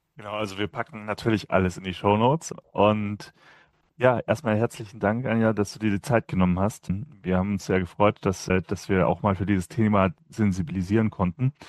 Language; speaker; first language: German; native; German